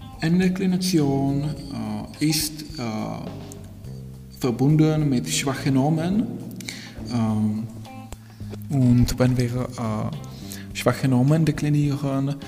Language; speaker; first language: German; non-native, fluent; Czech